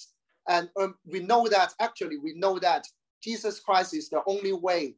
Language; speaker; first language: English; non-native, local second language; Cantonese